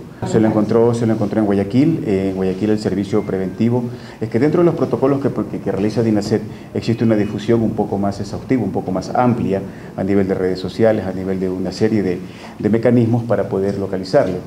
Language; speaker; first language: Spanish; native; Spanish